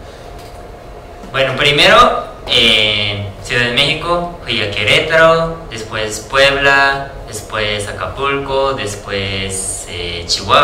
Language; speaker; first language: Spanish; non-native, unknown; Japanese